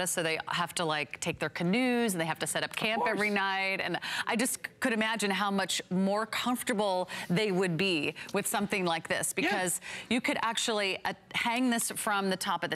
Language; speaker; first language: English; native; English